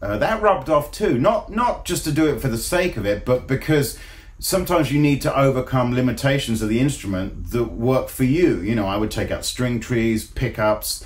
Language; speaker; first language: English; native; English